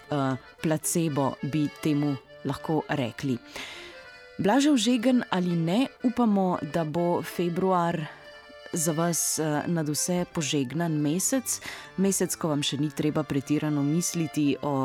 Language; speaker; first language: Slovenian; native; Slovenian